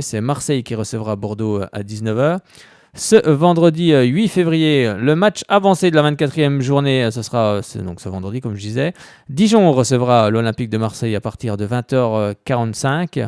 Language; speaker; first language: French; native; French